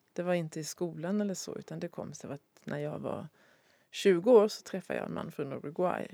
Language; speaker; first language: Swedish; native; Swedish